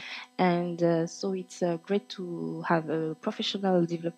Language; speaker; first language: English; non-native, fluent; French